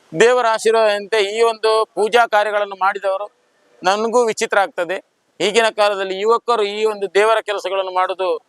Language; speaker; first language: Kannada; native; Kannada